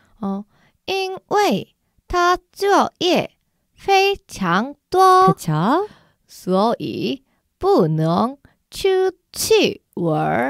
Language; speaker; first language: Chinese; non-native, fluent; Korean